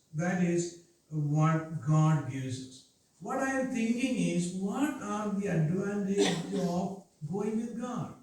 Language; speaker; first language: English; non-native, local second language; Malayalam